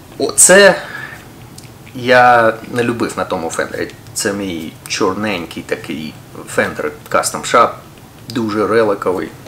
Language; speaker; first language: Ukrainian; non-native, local second language; Russian